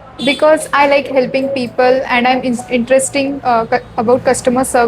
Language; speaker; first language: English; non-native, learner; Marathi